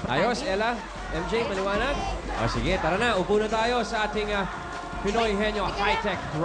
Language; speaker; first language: Filipino; native; Filipino